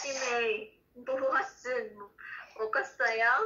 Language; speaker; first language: Korean; non-native, learner; Vietnamese